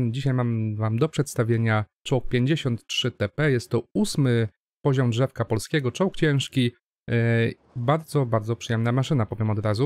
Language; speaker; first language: Polish; native; Polish